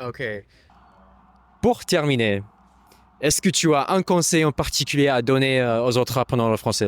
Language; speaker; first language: French; non-native, fluent; English